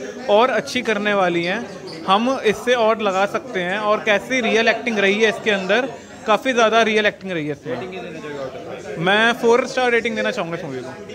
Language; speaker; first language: Hindi; native; Hindi